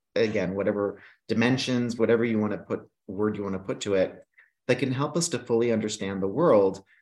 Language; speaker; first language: English; early bilingual, other home language; Greek